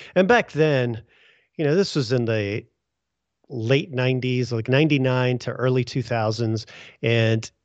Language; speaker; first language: English; early bilingual, other home language; Hindi